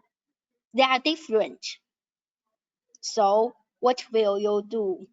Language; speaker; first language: English; non-native, learner; Chinese